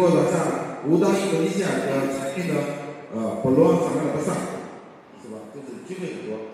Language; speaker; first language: Indonesian; non-native, learner; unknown